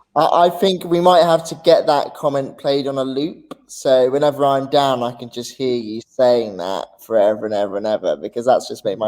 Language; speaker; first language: English; native; English